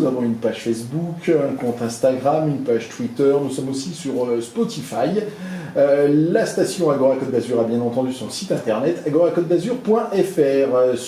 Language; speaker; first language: French; native; French